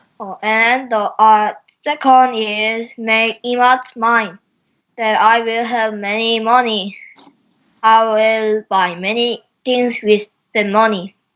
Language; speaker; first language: English; non-native, learner; Korean